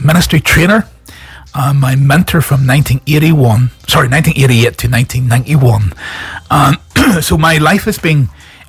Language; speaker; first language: English; native; English